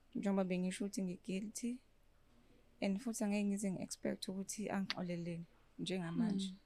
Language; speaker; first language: Zulu; native; Zulu